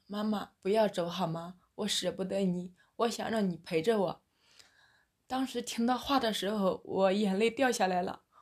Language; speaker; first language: Chinese; native; Chinese